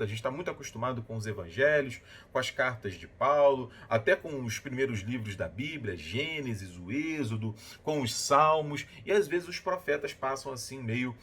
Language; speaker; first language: Portuguese; native; Portuguese